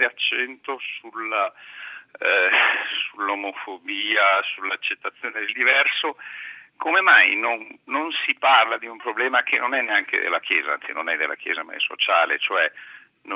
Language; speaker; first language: Italian; native; Italian